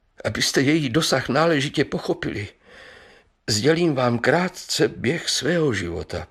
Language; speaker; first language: Czech; native; Czech